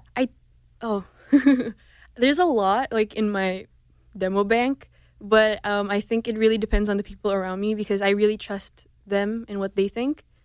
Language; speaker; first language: English; non-native, fluent; Indonesian